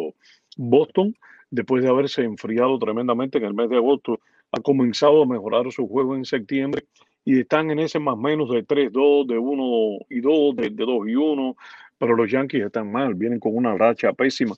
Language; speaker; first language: Spanish; native; Spanish